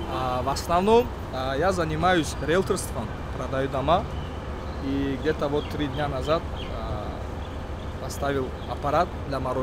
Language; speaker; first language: Russian; non-native, local second language; Tajik